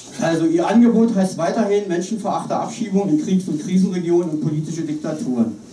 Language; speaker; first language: German; native; German